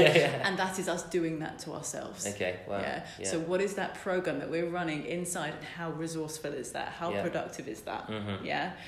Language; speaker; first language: English; native; English